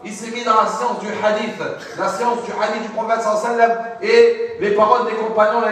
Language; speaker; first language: French; non-native, fluent; Arabic